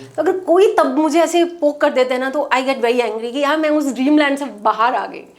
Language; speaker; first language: Hindi; non-native, local second language; Punjabi